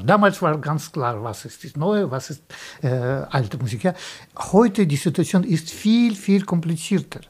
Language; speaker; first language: German; non-native, fluent; Russian